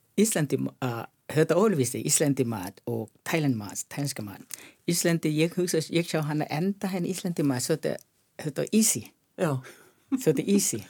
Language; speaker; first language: Icelandic; non-native, learner; Thai